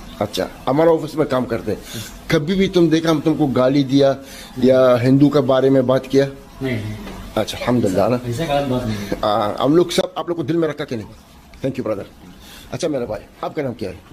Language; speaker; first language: Hindi; non-native, learner; Arabic